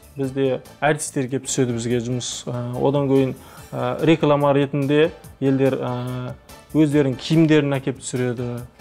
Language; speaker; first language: Kazakh; early bilingual, heritage; Kazakh